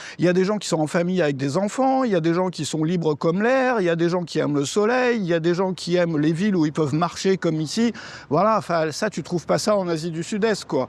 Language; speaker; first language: French; native; French